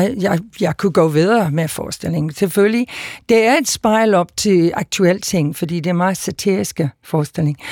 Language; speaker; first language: Danish; non-native, fluent; English